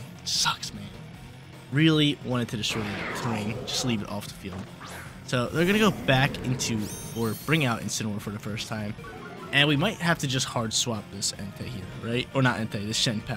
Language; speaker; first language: English; native; English